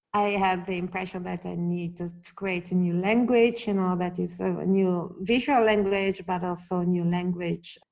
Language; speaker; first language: English; non-native, fluent; Italian